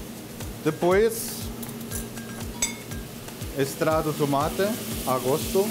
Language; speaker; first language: Portuguese; non-native, learner; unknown